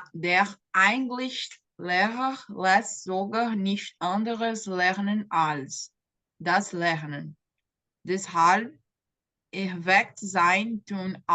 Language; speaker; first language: German; non-native, learner; Portuguese